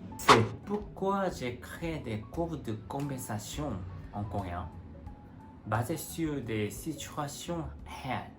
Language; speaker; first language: French; non-native, fluent; Korean